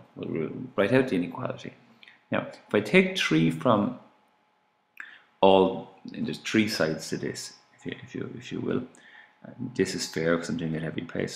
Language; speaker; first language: English; native; English